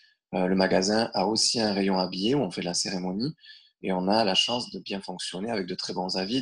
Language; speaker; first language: French; native; French